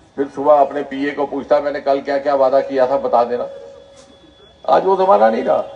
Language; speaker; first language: Hindi; non-native, local second language; Dogri